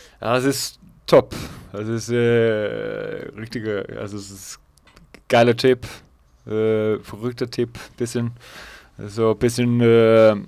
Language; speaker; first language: German; non-native, fluent; Icelandic